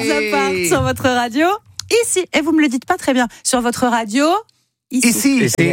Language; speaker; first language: French; native; French